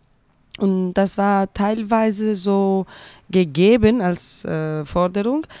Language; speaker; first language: German; non-native, fluent; Greek